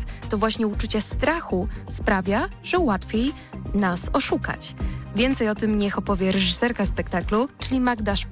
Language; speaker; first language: Polish; native; Polish